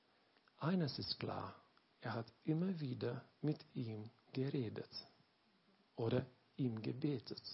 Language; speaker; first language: German; non-native, learner; Lithuanian